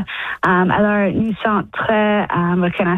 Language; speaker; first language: French; early bilingual, heritage; English